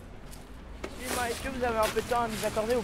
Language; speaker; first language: French; native; French